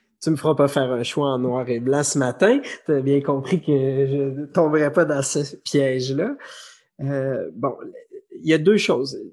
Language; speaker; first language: French; native; French